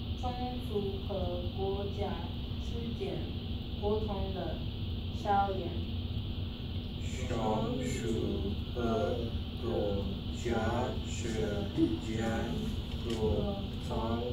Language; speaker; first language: Chinese; non-native, learner; English